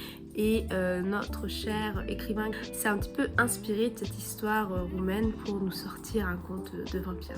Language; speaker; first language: French; native; French